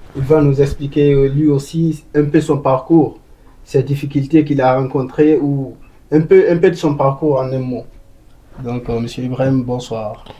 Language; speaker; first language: French; non-native, local second language; Fula